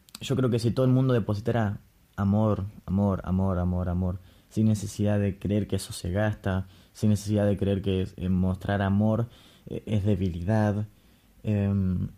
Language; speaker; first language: Spanish; native; Spanish